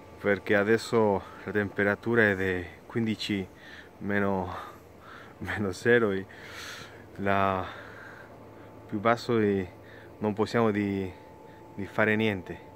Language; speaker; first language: Italian; non-native, learner; Spanish